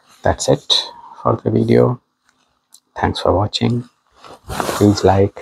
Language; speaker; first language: English; non-native, fluent; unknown